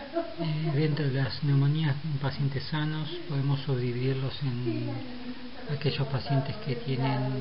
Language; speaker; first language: Spanish; native; Spanish